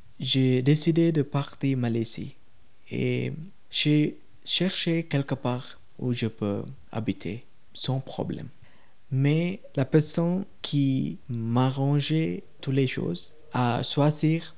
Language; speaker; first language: French; non-native, learner; Tamil